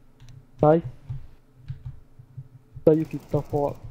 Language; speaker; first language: English; non-native, learner; Hungarian